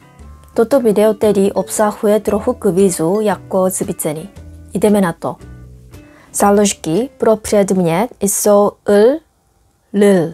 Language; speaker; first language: Czech; non-native, fluent; Korean